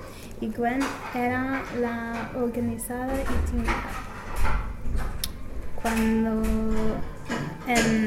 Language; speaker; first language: Spanish; non-native, learner; English